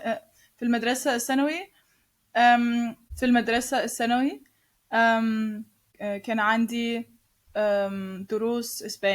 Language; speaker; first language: Arabic; non-native, learner; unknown